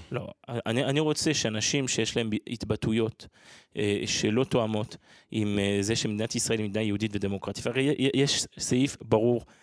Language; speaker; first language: Hebrew; non-native, fluent; French